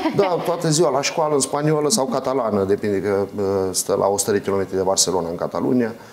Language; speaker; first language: Romanian; native; Romanian